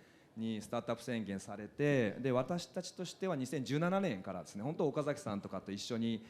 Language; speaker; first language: Japanese; native; Japanese